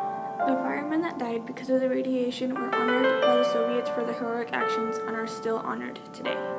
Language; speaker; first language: English; native; English